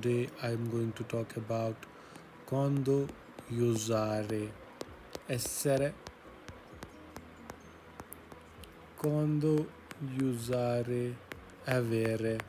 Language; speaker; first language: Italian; non-native, fluent; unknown